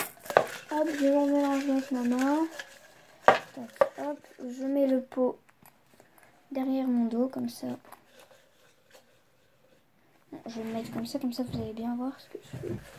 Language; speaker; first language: French; native; French